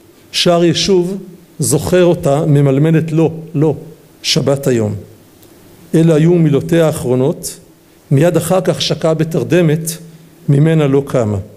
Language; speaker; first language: Hebrew; native; Hebrew